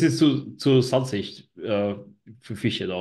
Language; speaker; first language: German; non-native, learner; Spanish